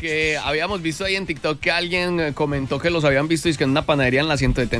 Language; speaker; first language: Spanish; native; Spanish